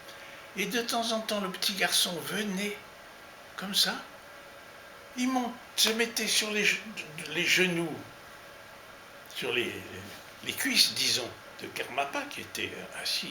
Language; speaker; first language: French; native; French